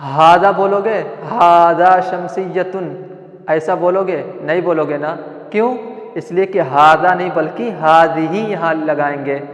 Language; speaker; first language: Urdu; non-native, local second language; Malayalam